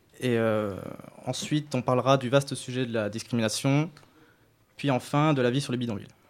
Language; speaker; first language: French; native; French